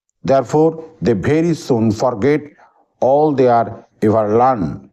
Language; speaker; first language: English; non-native, local second language; Bangla